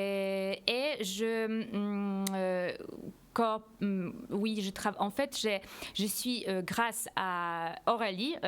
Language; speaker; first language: French; non-native, fluent; Polish